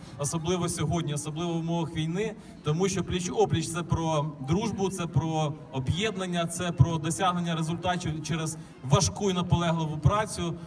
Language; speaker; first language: Ukrainian; native; Ukrainian